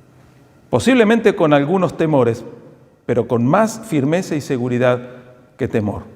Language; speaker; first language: Spanish; native; Spanish